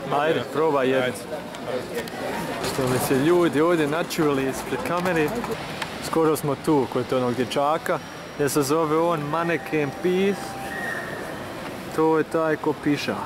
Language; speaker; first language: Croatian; early bilingual, heritage; Croatian